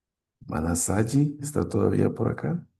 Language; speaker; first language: Spanish; native; Spanish